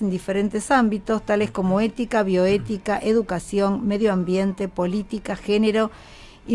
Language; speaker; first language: Spanish; native; Spanish